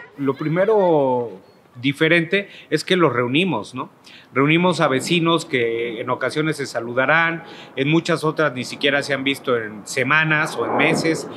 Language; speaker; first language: Spanish; native; Spanish